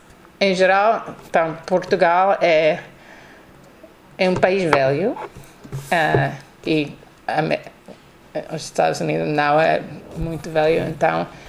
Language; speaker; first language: Portuguese; non-native, learner; English